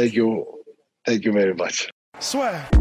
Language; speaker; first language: English; non-native, fluent; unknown